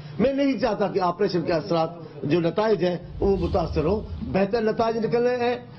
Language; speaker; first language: Urdu; non-native, local second language; Sindhi